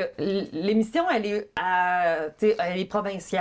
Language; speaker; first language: French; native; French